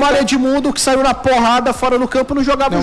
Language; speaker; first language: Portuguese; native; Portuguese